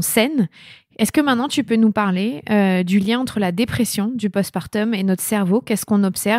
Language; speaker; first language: French; native; French